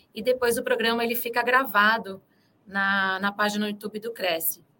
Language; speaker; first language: Portuguese; native; Portuguese